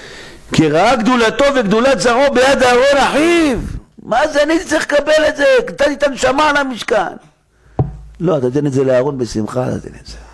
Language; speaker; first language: Hebrew; native; Hebrew